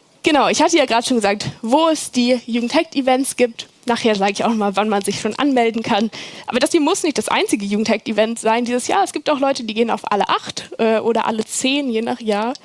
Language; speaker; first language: German; native; German